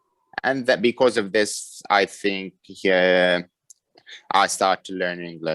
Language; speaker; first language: English; non-native, learner; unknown